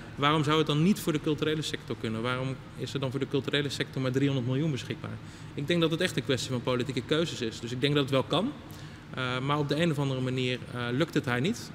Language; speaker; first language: Dutch; native; Dutch